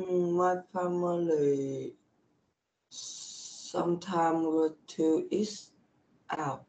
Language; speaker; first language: English; non-native, learner; Vietnamese